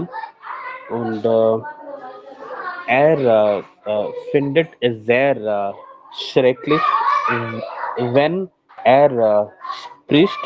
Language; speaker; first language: German; non-native, learner; Hindi